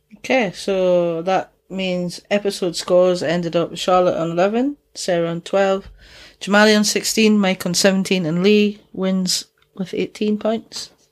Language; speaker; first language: English; native; English